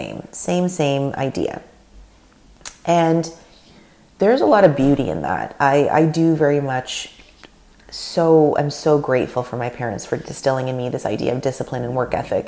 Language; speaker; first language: English; non-native, fluent; Russian